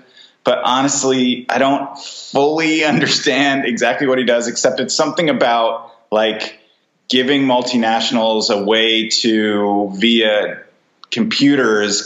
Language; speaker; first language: English; native; English